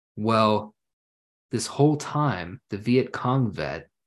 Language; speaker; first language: English; early bilingual, other home language; German